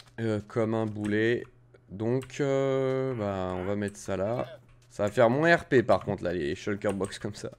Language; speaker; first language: French; native; French